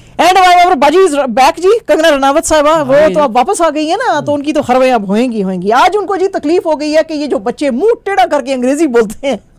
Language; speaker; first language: Urdu; native; Urdu